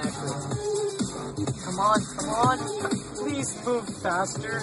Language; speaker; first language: English; native; English